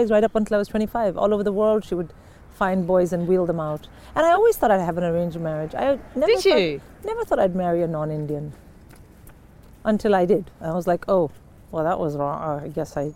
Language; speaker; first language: English; non-native, local second language; Hindi